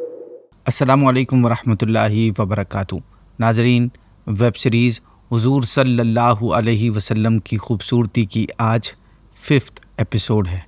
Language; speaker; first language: Urdu; native; Urdu